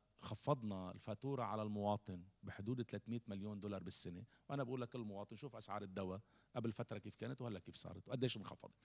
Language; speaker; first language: Arabic; native; Arabic